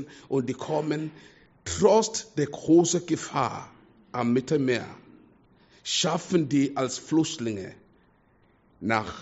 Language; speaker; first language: German; non-native, fluent; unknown